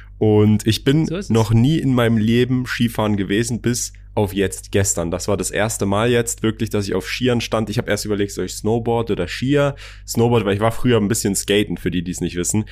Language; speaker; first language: German; early bilingual, other home language; Persian